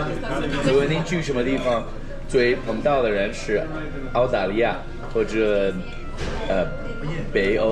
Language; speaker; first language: Chinese; non-native, fluent; English